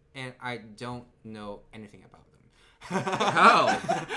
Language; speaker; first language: English; non-native, fluent; Chinese